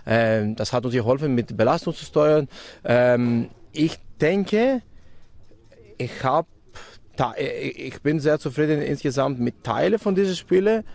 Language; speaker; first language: German; non-native, fluent; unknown